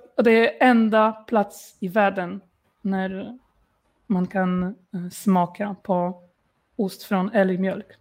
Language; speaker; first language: Swedish; non-native, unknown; Polish